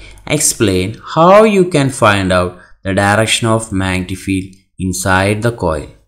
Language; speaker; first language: English; non-native, local second language; Malayalam